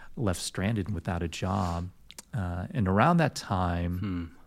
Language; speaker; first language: English; native; English